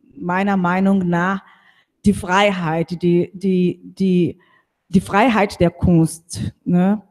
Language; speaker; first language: German; non-native, fluent; Portuguese